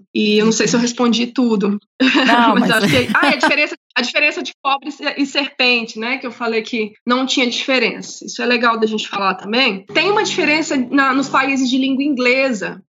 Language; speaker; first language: Portuguese; native; Portuguese